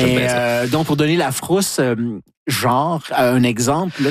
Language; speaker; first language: French; native; French